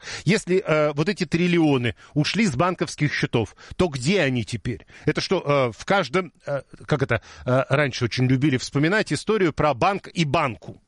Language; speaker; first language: Russian; native; Russian